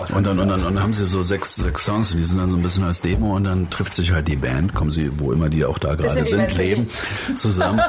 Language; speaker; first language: German; native; German